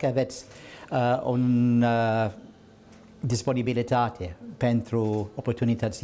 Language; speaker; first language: Romanian; non-native, learner; English